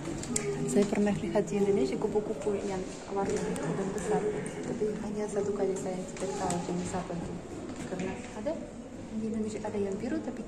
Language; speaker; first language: Indonesian; non-native, fluent; Russian